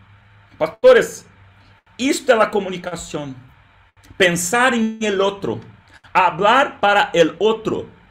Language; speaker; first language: Spanish; non-native, learner; Portuguese